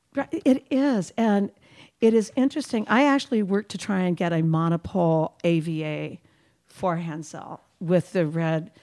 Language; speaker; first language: English; native; English